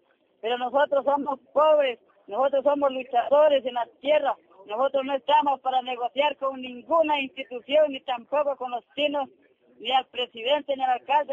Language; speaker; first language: Spanish; native; Spanish